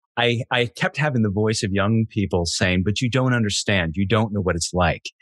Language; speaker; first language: English; native; English